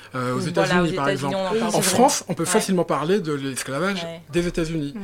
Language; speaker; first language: French; native; French